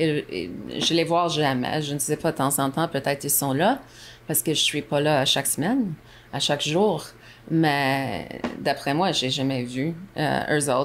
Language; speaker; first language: French; non-native, local second language; English